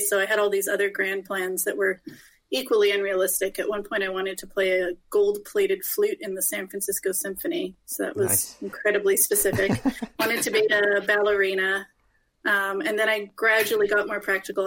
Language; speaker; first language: English; native; English